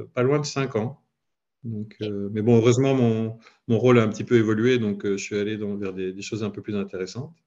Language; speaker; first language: French; native; French